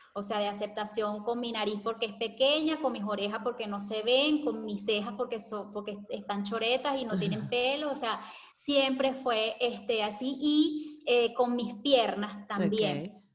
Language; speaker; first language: Spanish; native; Spanish